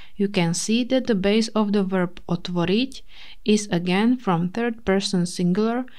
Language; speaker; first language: English; non-native, fluent; Slovak